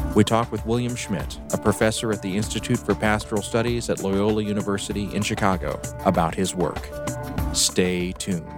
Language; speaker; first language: English; native; English